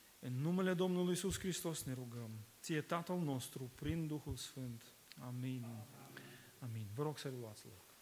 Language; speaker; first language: Romanian; non-native, fluent; Russian